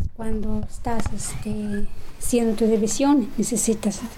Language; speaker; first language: Spanish; native; Spanish